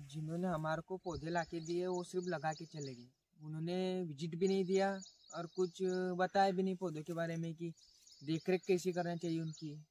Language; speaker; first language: Hindi; non-native, local second language; Marathi